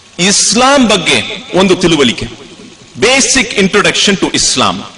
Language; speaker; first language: Kannada; non-native, local second language; Tamil